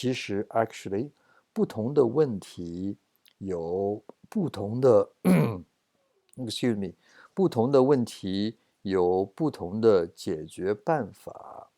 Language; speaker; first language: Chinese; non-native, fluent; English